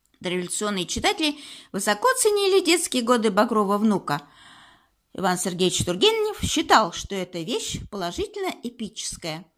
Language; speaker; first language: Russian; native; Russian